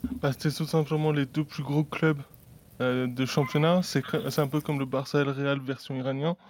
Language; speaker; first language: French; early bilingual, heritage; Persian